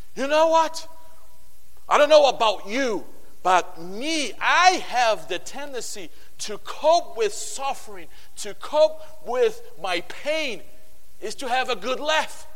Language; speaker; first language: English; non-native, fluent; Portuguese